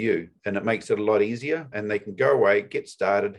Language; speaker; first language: English; native; English